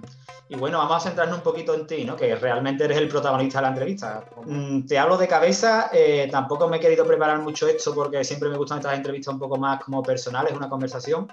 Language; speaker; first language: Spanish; native; Spanish